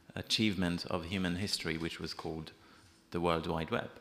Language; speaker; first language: English; non-native, fluent; Persian